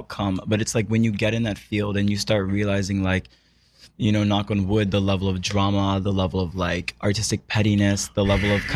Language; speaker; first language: English; native; English